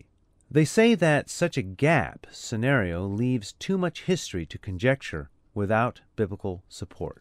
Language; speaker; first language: English; native; English